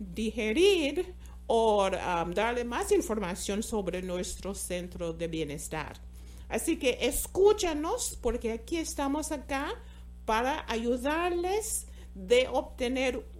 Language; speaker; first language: Spanish; non-native, fluent; English